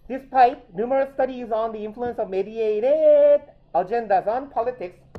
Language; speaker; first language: English; non-native, fluent; Korean